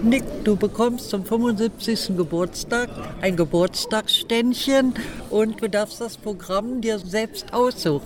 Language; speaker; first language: German; native; German